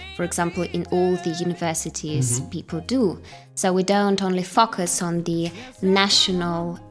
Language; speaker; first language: English; non-native, fluent; Russian